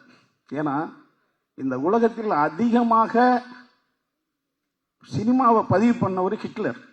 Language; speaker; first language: Tamil; native; Tamil